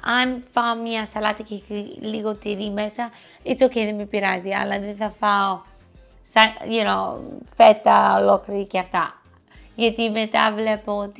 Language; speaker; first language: Greek; early bilingual, heritage; English